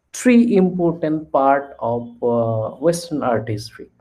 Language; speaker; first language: English; non-native, local second language; Assamese